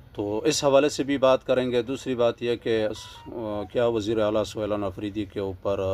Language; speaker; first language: Urdu; non-native, local second language; Pashto